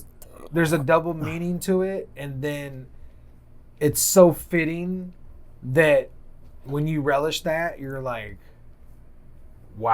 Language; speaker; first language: English; native; English